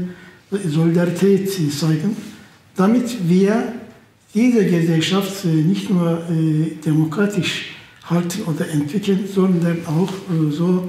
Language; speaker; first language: German; non-native, fluent; Turkish